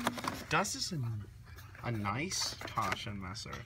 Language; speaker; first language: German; non-native, learner; English